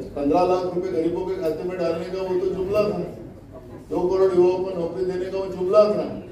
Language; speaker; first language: Hindi; non-native, local second language; Marathi